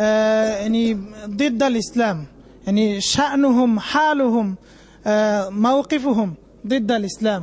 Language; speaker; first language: Arabic; non-native, learner; Bangla